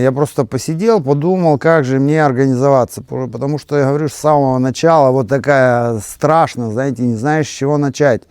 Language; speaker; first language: Russian; native; Russian